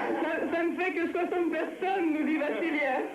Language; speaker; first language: French; non-native, fluent; Russian